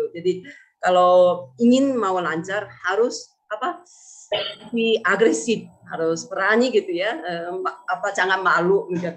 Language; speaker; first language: Indonesian; non-native, fluent; Korean